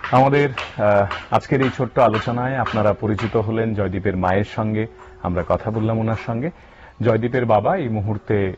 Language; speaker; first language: Bangla; native; Bangla